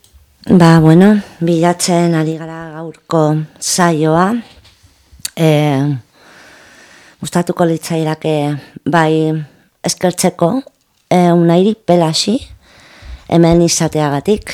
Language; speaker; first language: Basque; non-native, local second language; Spanish